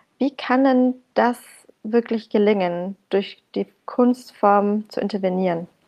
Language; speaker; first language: German; early bilingual, other home language; Arabic